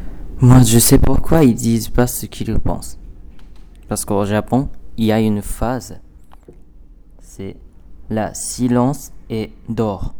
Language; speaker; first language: French; non-native, learner; Japanese